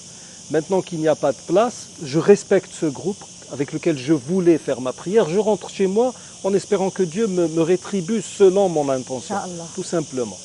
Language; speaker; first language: French; non-native, local second language; Arabic